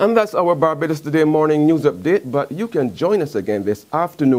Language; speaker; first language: English; native; English